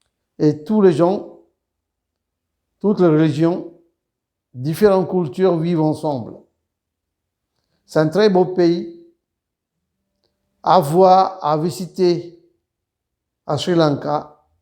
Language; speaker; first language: French; non-native, fluent; Sinhala